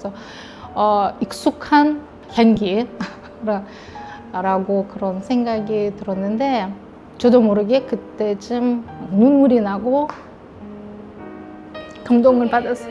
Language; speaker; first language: Korean; non-native, fluent; Russian